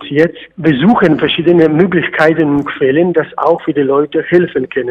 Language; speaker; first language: German; non-native, fluent; Polish